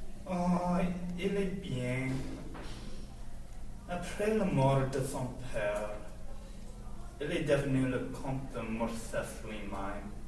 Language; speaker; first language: French; non-native, learner; English